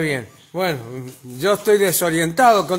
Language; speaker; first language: Spanish; native; Spanish